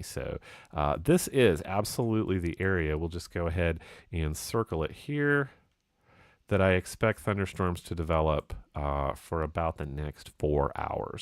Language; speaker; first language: English; native; English